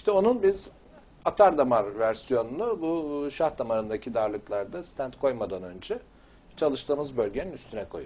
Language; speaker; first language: Turkish; native; Turkish